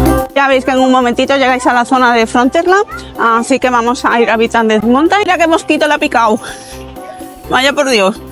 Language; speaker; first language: Spanish; native; Spanish